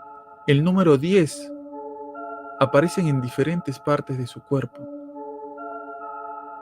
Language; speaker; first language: Spanish; native; Spanish